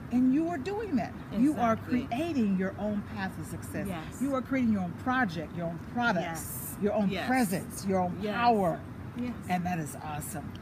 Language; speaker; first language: English; native; English